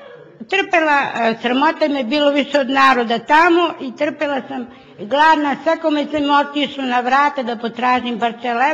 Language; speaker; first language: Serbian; non-native, local second language; Romany